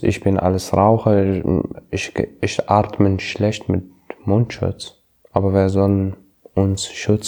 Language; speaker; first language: German; non-native, learner; Arabic